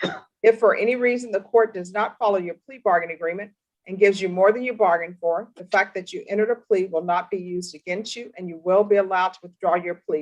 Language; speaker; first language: English; native; English